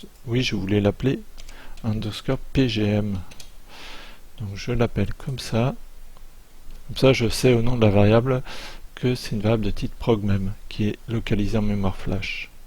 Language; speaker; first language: French; native; French